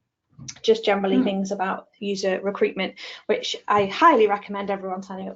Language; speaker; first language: English; native; English